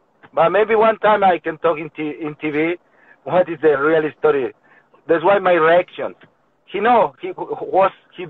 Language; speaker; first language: English; non-native, learner; Spanish